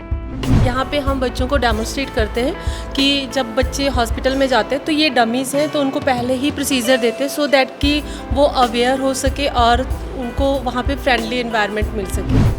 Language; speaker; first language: Hindi; non-native, local second language; Punjabi